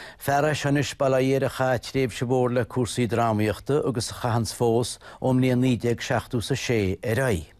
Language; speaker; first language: Irish; native; Irish